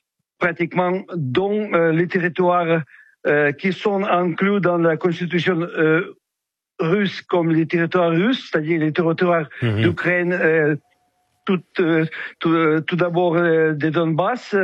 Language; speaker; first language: French; non-native, fluent; Ukrainian